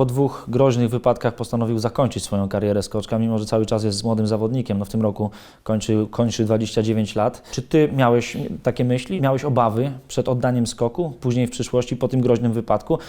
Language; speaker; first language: Polish; native; Polish